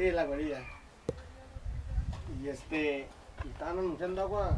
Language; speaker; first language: Spanish; native; Spanish